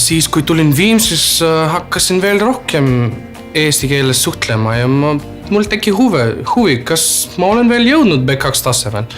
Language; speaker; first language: Estonian; non-native, fluent; Macedonian